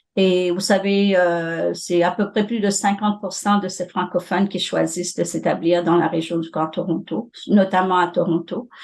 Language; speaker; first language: French; non-native, local second language; Morisyen